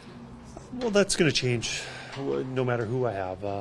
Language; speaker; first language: English; native; English